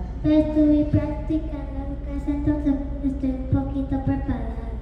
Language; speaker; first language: Spanish; early bilingual, other home language; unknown